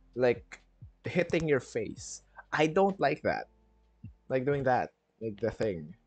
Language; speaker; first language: English; non-native, local second language; Filipino